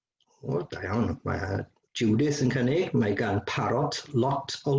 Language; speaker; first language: Welsh; native; Welsh